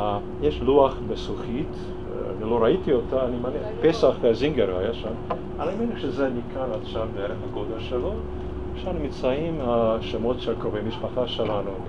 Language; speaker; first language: Hebrew; non-native, fluent; Hungarian